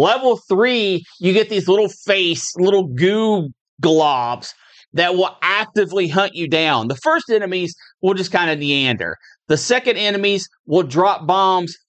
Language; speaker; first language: English; native; English